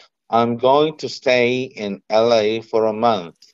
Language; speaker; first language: English; non-native, learner; Korean